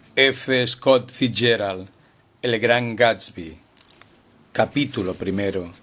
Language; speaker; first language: Spanish; native; Spanish